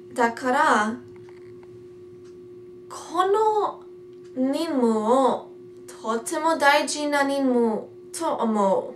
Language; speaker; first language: Japanese; non-native, learner; English